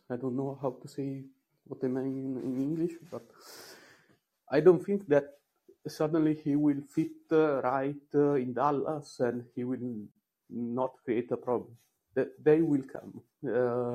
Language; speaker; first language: English; non-native, fluent; Italian